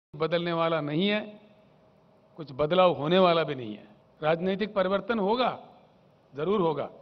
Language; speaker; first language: Hindi; non-native, local second language; Telugu